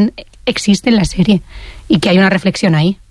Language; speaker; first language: Spanish; native; Spanish